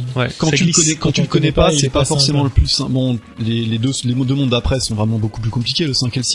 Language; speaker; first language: French; native; French